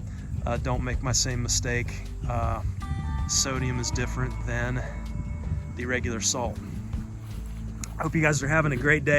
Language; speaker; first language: English; native; English